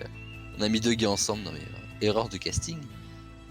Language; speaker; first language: French; native; French